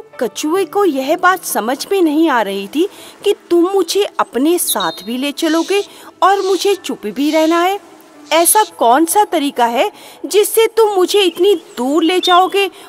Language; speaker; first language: Hindi; native; Hindi